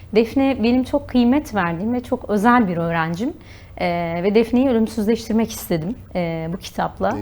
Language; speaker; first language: Turkish; native; Turkish